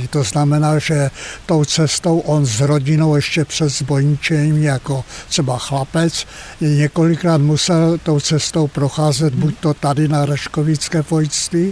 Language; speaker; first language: Czech; native; Czech